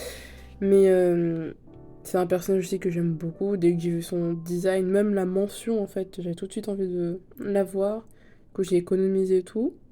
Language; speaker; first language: French; native; French